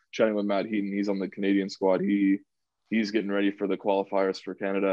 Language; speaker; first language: English; native; English